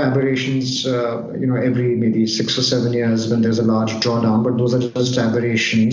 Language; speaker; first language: English; non-native, local second language; Hindi